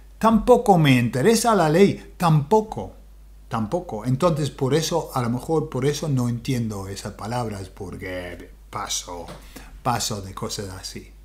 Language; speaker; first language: Spanish; non-native, fluent; English